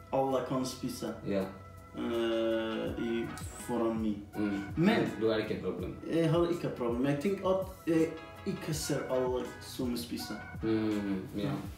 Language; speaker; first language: Swedish; non-native, fluent; Persian